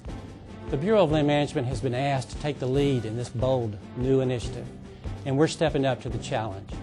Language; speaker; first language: English; native; English